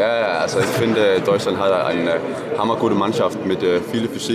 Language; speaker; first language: German; non-native, fluent; Danish